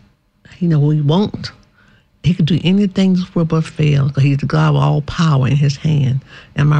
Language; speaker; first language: English; native; English